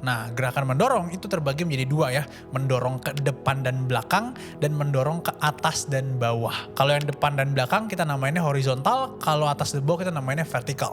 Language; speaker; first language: Indonesian; native; Indonesian